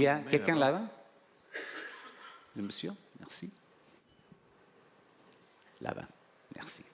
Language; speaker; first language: French; non-native, fluent; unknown